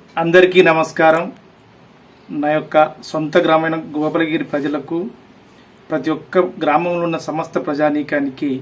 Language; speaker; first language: Telugu; native; Telugu